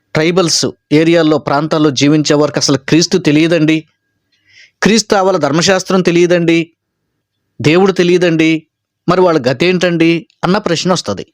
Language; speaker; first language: Telugu; native; Telugu